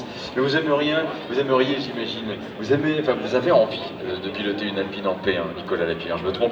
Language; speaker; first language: French; native; French